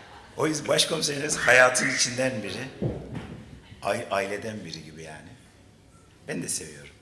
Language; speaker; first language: Turkish; native; Turkish